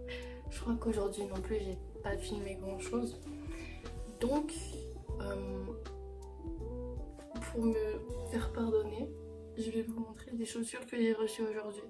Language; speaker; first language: French; native; French